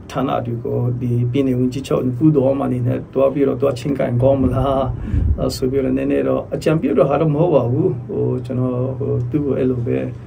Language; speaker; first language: Burmese; non-native, local second language; Hakha Chin